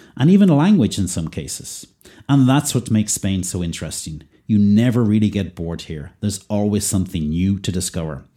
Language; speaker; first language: English; native; English